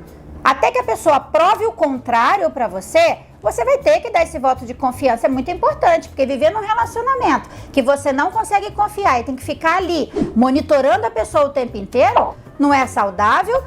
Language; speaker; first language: Portuguese; native; Portuguese